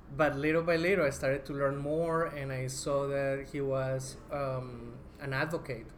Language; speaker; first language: English; non-native, fluent; Spanish